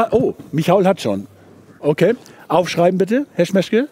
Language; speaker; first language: German; native; German